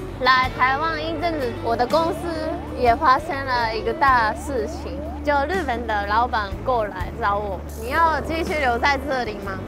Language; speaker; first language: Chinese; non-native, fluent; Japanese